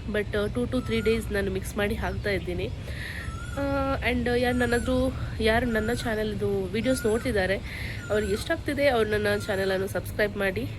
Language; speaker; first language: Kannada; non-native, local second language; Konkani